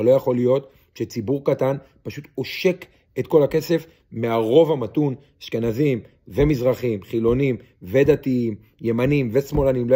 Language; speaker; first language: Hebrew; native; Hebrew